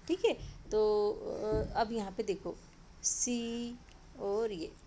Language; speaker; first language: Hindi; non-native, local second language; Marathi